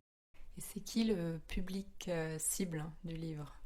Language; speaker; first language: French; native; French